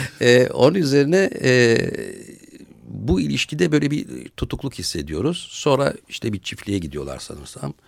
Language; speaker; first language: Turkish; native; Turkish